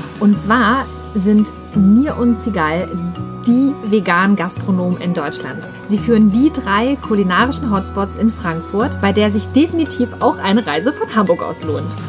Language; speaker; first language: German; native; German